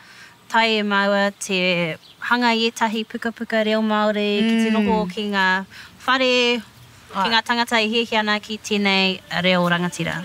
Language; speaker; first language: Māori; non-native, local second language; English